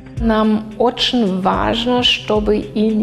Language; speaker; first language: Russian; non-native, fluent; German